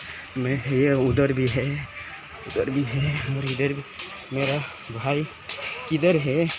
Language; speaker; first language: Hindi; non-native, local second language; Assamese